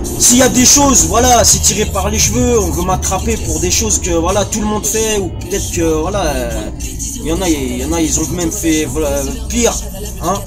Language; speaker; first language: French; early bilingual, other home language; Arabic